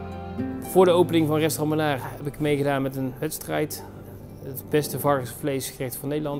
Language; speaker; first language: Dutch; native; Dutch